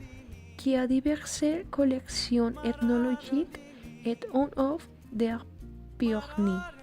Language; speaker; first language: French; non-native, learner; Spanish